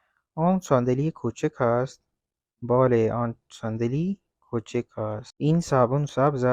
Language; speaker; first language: Persian; non-native, fluent; Urdu